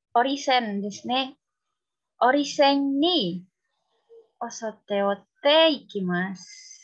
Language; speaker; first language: Japanese; non-native, learner; Indonesian